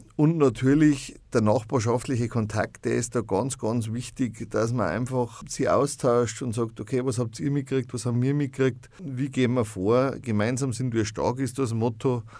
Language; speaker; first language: German; native; German